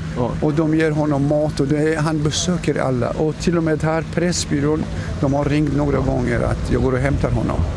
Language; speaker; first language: Swedish; non-native, fluent; Persian